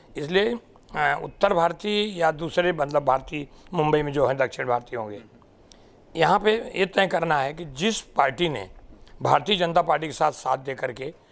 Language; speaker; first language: Hindi; non-native, local second language; Marathi